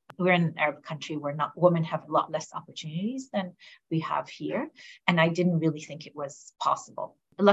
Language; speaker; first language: English; non-native, fluent; Arabic